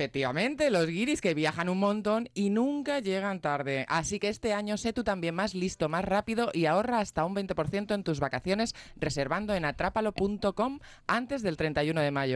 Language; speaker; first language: Spanish; native; Spanish